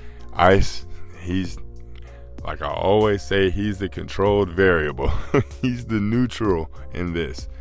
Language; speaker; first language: English; native; English